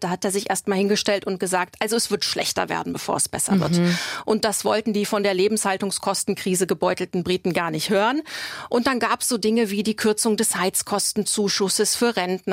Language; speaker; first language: German; native; German